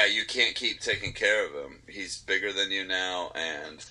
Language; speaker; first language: English; native; English